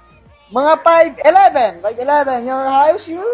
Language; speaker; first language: English; non-native, learner; Filipino